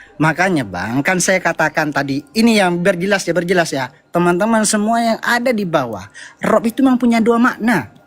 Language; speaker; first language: Indonesian; non-native, local second language; Madurese